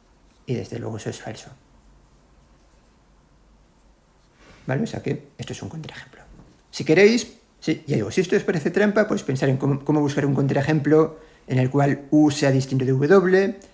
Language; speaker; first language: Spanish; native; Spanish